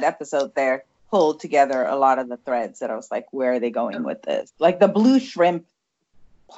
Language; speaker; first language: English; non-native, local second language; Tamil